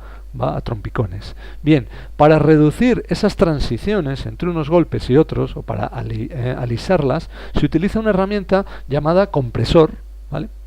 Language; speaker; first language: Spanish; native; Spanish